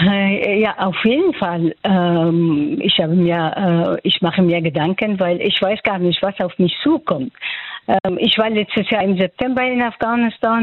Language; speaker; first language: German; non-native, fluent; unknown